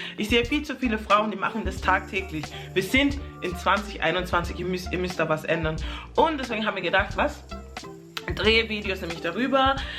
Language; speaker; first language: German; early bilingual, other home language; English